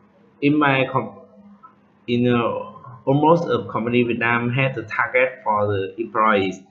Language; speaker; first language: English; non-native, learner; Vietnamese